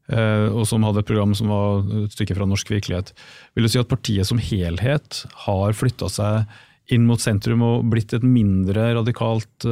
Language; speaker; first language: Norwegian; native; Norwegian